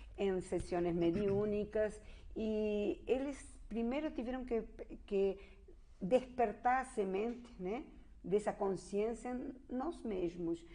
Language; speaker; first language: Portuguese; non-native, fluent; Spanish